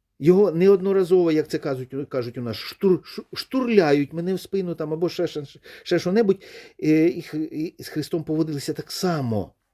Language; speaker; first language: Ukrainian; non-native, local second language; Russian